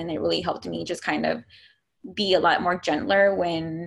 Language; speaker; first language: English; native; English